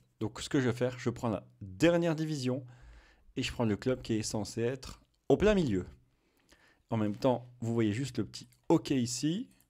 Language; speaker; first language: French; native; French